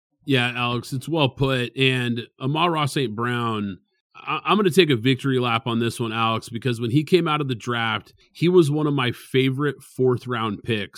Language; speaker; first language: English; native; English